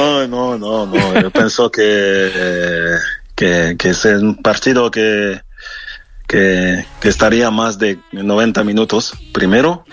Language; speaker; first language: Spanish; non-native, fluent; French